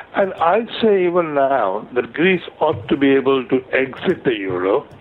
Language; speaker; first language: English; non-native, local second language; Gujarati